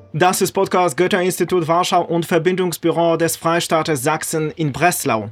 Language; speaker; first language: German; non-native, fluent; Polish